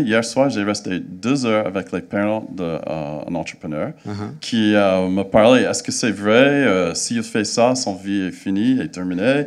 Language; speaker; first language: French; non-native, fluent; English